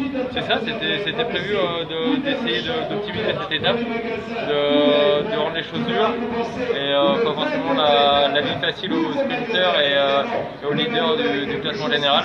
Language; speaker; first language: French; native; French